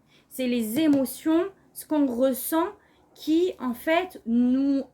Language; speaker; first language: French; native; French